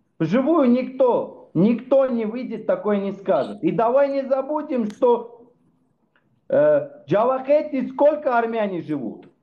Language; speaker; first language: Russian; non-native, fluent; Armenian